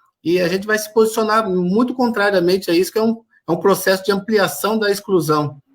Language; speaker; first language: Portuguese; native; Portuguese